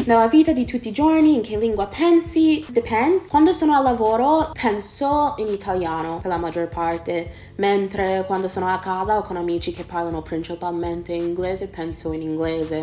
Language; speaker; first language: Italian; non-native, fluent; English